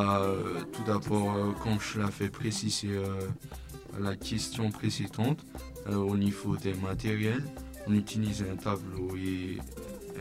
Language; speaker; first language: French; non-native, local second language; Malagasy